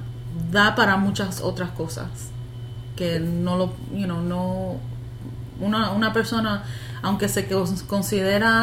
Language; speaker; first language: Spanish; early bilingual, heritage; Spanish